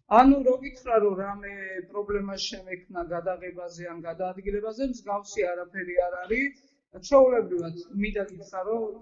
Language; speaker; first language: Georgian; non-native, local second language; Azerbaijani